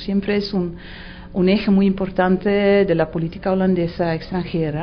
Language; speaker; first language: Spanish; non-native, fluent; Dutch